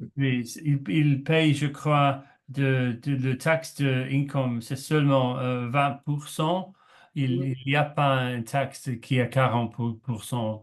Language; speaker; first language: French; non-native, learner; English